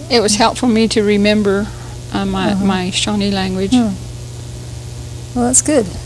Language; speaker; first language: English; early bilingual, other home language; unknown